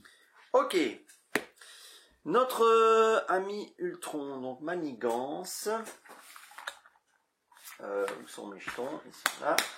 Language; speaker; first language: French; native; French